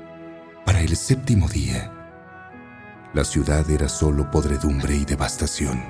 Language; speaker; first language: Spanish; native; Spanish